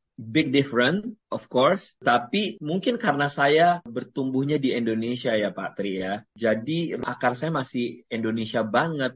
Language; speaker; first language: Indonesian; native; Indonesian